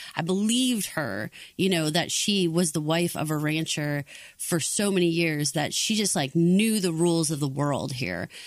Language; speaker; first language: English; native; English